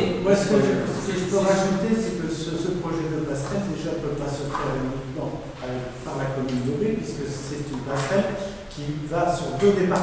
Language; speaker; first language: French; native; French